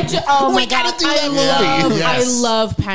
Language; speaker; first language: English; native; English